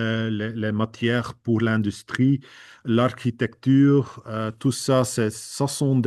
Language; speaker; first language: French; non-native, fluent; Dutch